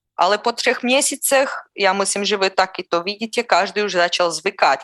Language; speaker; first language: Czech; non-native, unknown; Russian